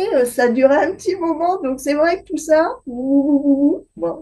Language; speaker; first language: French; native; French